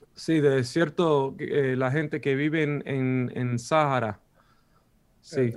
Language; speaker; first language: Spanish; non-native, fluent; Swedish